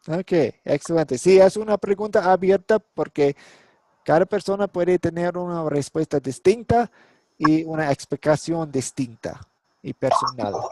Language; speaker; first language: Spanish; non-native, fluent; English